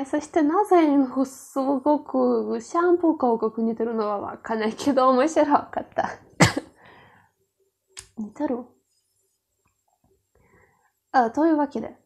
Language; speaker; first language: Japanese; non-native, learner; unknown